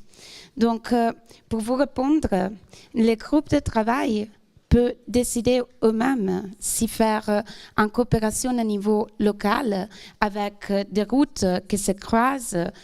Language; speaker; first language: French; non-native, fluent; Italian